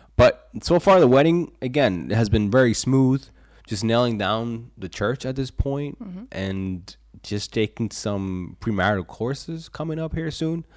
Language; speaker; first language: English; early bilingual, other home language; Spanish